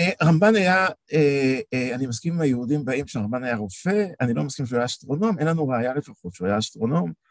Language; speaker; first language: Hebrew; native; Hebrew